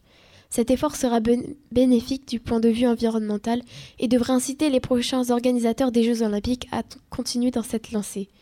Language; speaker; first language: French; native; French